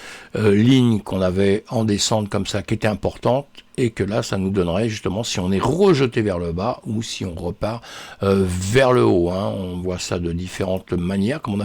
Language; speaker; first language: French; native; French